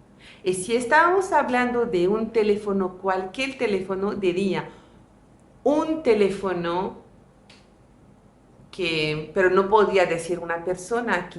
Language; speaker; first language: Spanish; non-native, fluent; French